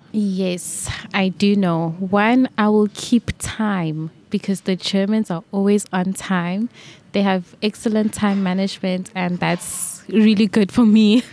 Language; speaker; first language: English; non-native, local second language; Venda